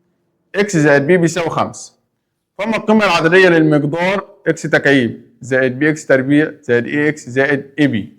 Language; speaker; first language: Arabic; native; Arabic